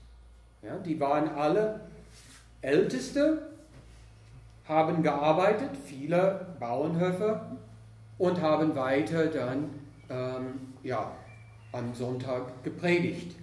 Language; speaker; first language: German; non-native, fluent; English